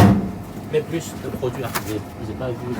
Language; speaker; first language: French; non-native, local second language; Chinese